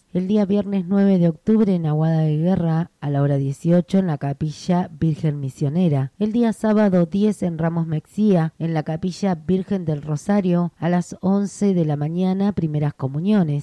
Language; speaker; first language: Spanish; native; Spanish